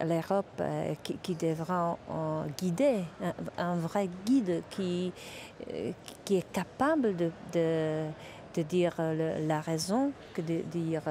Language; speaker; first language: French; non-native, fluent; Czech